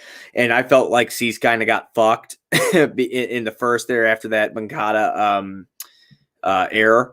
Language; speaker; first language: English; native; English